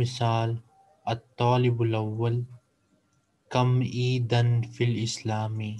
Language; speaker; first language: Arabic; non-native, fluent; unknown